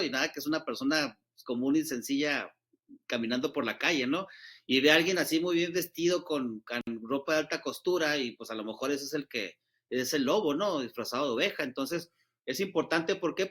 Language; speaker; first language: Spanish; native; Spanish